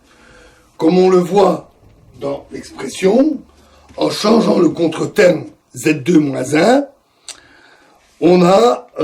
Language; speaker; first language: French; native; French